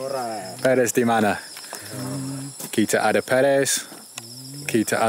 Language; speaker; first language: Indonesian; non-native, learner; English